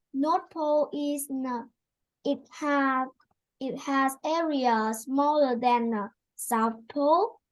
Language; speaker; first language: English; non-native, learner; Vietnamese